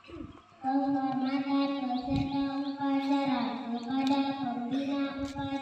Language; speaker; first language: Indonesian; native; Indonesian